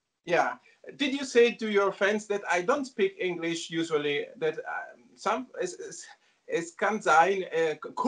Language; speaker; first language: English; non-native, learner; Italian